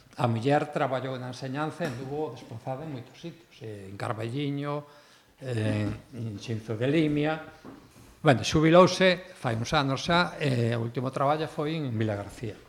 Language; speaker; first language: Galician; native; Galician